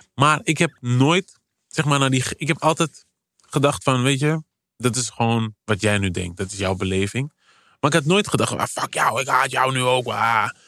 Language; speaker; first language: Dutch; early bilingual, other home language; Kabuverdianu